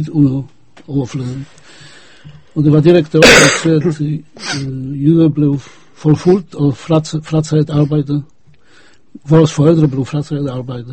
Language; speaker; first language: Danish; non-native, fluent; Polish